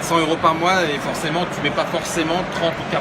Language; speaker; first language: French; native; French